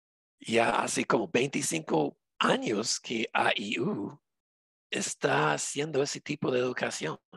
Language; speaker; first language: Spanish; non-native, fluent; English